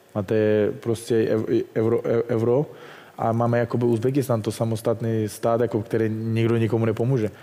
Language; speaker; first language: Czech; non-native, fluent; Russian